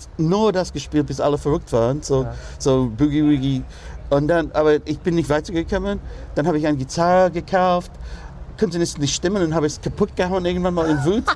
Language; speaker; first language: German; non-native, fluent; English